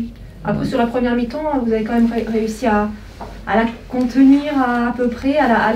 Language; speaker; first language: French; native; French